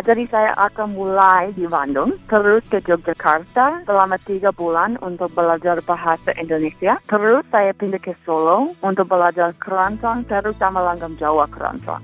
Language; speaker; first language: Indonesian; non-native, fluent; English